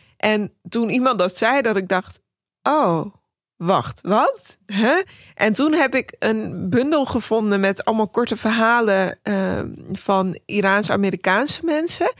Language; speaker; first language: Dutch; early bilingual, other home language; Persian